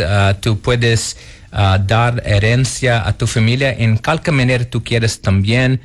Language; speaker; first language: Spanish; non-native, learner; Portuguese